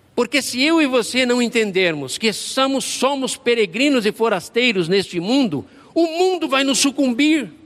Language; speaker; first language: Portuguese; native; Portuguese